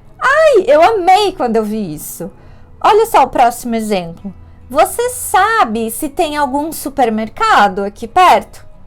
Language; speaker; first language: Portuguese; native; Portuguese